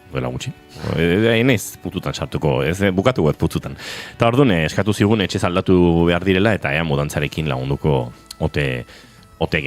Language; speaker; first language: Basque; native; Basque